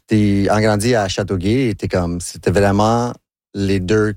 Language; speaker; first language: French; non-native, local second language; English